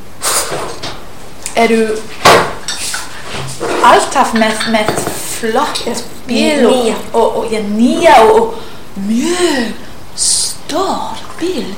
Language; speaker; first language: Icelandic; non-native, learner; English